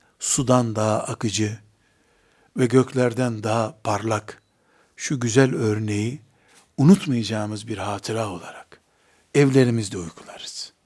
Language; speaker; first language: Turkish; native; Turkish